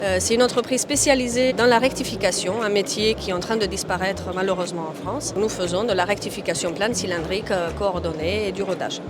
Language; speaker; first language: French; non-native, fluent; Romanian